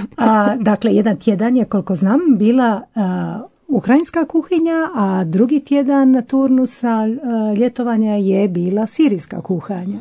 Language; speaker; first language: Croatian; native; Croatian